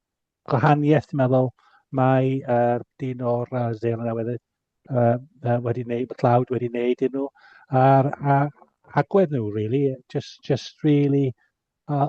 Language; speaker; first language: Welsh; non-native, local second language; English